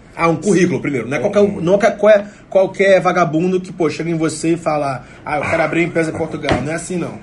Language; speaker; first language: Portuguese; native; Portuguese